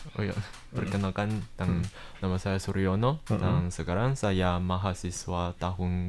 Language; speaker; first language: Indonesian; early bilingual, heritage; Indonesian